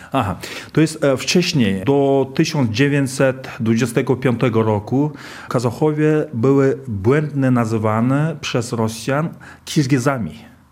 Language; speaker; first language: Polish; non-native, fluent; Kazakh